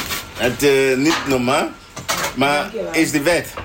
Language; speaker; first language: Dutch; non-native, learner; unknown